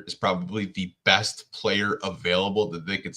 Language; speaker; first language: English; native; English